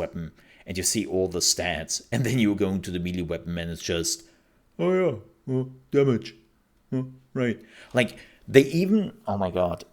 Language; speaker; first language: English; non-native, fluent; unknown